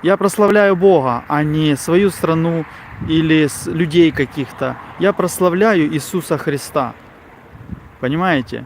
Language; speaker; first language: Russian; non-native, local second language; Ukrainian